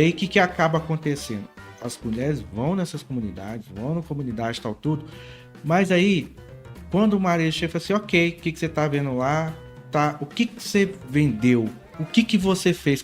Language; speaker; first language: Portuguese; native; Portuguese